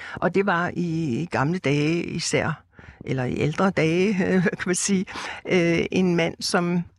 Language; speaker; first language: Danish; native; Danish